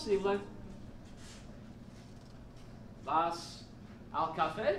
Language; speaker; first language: Spanish; non-native, fluent; English